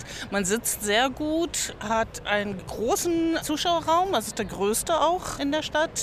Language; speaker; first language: German; native; German